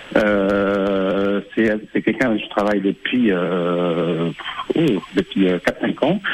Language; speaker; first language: French; non-native, fluent; Spanish